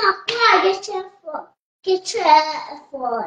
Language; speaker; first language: Italian; early bilingual, other home language; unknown